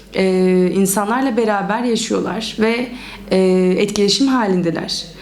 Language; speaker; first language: Turkish; native; Turkish